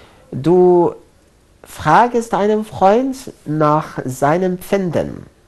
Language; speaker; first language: German; non-native, fluent; Arabic